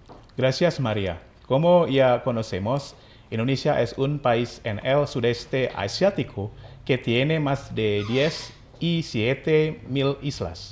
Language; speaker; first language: Spanish; non-native, fluent; Indonesian